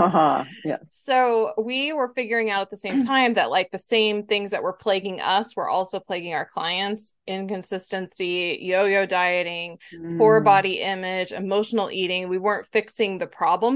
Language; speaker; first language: English; native; English